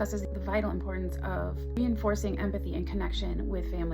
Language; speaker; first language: English; native; English